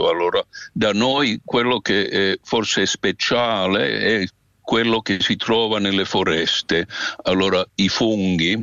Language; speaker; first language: Italian; non-native, fluent; Finnish